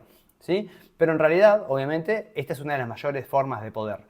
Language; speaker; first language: Spanish; native; Spanish